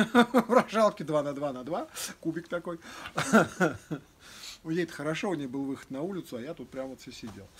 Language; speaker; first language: Russian; native; Russian